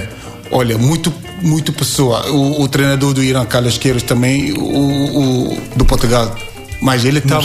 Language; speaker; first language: Portuguese; non-native, learner; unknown